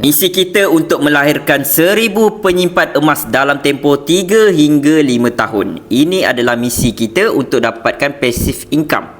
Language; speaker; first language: Malay; native; Malay